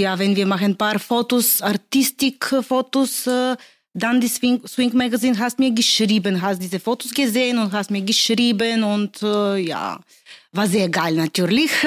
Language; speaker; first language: German; non-native, learner; Bulgarian